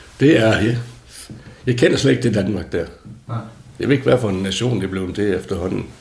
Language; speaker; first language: Danish; native; Danish